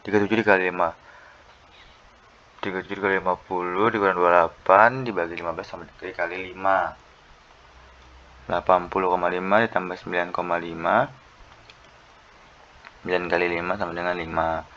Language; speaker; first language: Indonesian; native; Indonesian